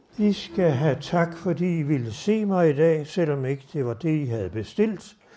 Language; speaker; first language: Danish; native; Danish